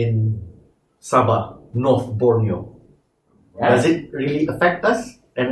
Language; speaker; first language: English; non-native, local second language; Malay